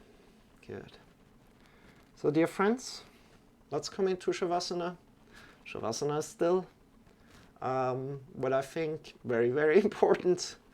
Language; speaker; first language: English; non-native, fluent; German